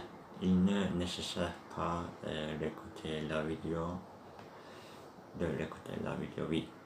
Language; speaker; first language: French; non-native, learner; Turkish